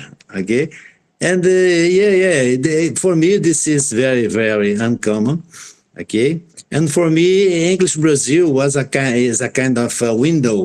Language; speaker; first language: English; non-native, fluent; Portuguese